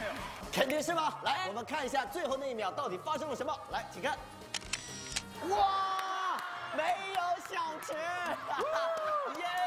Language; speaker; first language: Chinese; native; Chinese